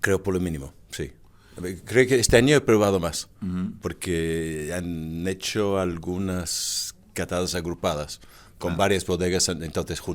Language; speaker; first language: Spanish; non-native, fluent; English